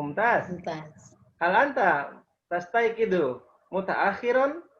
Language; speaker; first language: Arabic; non-native, fluent; Indonesian